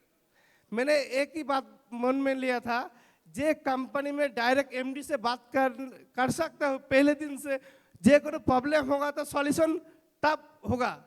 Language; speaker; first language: Hindi; non-native, local second language; Bangla